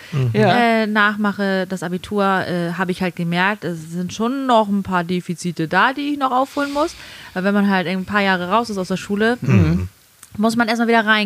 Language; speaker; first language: German; native; German